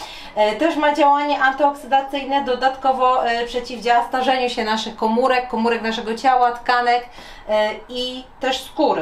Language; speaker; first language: Polish; native; Polish